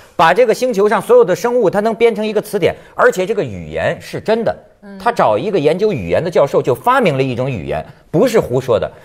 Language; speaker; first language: Chinese; native; Chinese